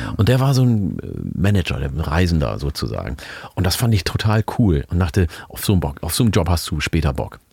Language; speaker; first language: German; early bilingual, other home language; Oromo